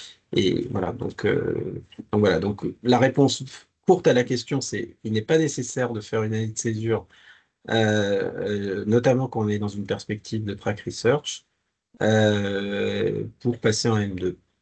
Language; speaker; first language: French; native; French